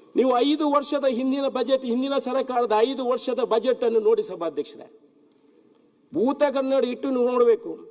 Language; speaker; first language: Kannada; non-native, local second language; Tulu